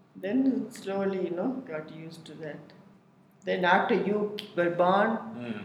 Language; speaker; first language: English; non-native, local second language; Tamil